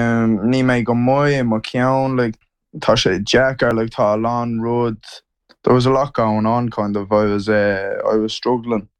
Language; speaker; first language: Irish; non-native, learner; English